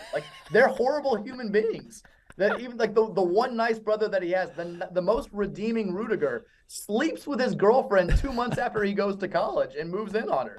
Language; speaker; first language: English; native; English